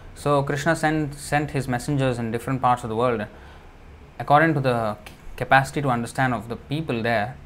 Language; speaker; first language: English; non-native, local second language; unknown